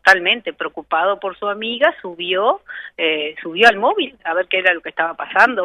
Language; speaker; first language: Spanish; native; Spanish